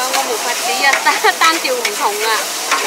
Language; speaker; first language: English; non-native, local second language; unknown